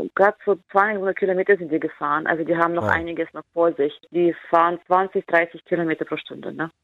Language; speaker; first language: German; non-native, fluent; Ukrainian